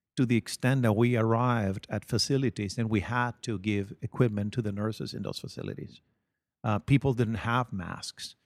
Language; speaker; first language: English; non-native, fluent; Spanish